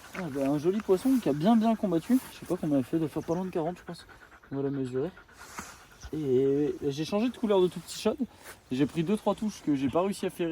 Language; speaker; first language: French; native; French